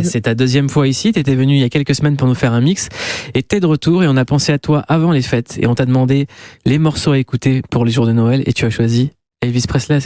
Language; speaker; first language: French; native; French